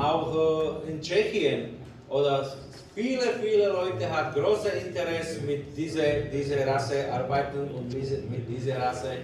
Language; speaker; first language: German; non-native, learner; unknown